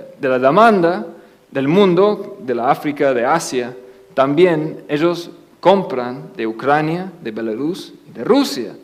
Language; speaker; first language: Spanish; non-native, fluent; English